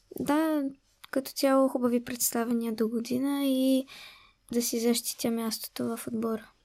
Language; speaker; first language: Bulgarian; early bilingual, heritage; Bulgarian